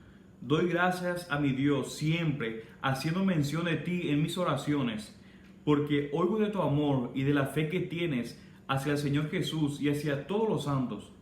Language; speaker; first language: Spanish; native; Spanish